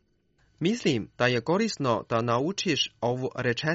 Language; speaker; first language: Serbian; non-native, fluent; Chinese